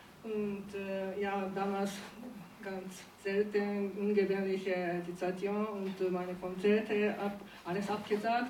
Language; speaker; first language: German; non-native, learner; Japanese